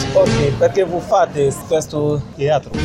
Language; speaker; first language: Italian; non-native, learner; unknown